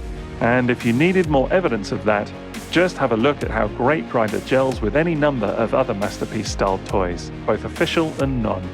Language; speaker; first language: English; native; English